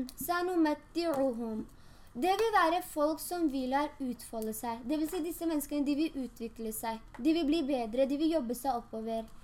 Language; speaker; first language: Norwegian; early bilingual, other home language; Urdu